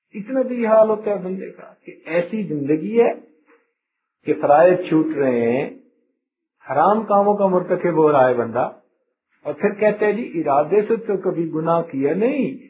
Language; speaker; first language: Urdu; non-native, local second language; Punjabi